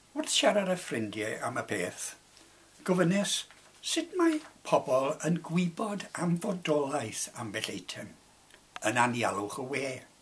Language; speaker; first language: Welsh; non-native, local second language; English